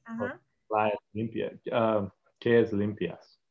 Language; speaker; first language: Spanish; non-native, learner; English